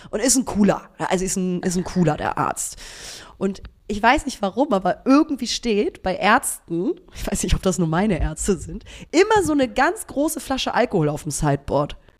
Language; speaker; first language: German; native; German